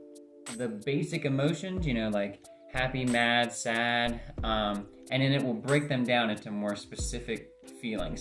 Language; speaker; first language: English; native; English